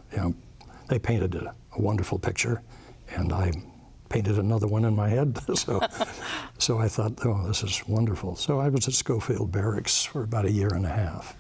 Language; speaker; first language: English; native; English